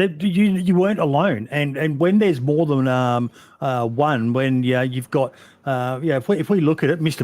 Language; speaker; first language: English; native; English